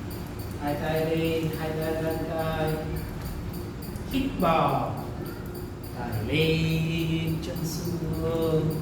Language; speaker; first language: Vietnamese; non-native, learner; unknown